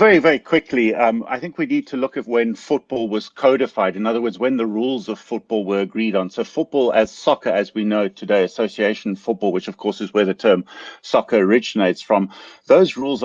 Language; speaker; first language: English; native; English